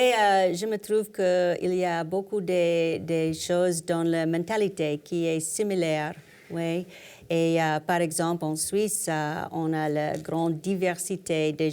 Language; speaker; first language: French; non-native, learner; English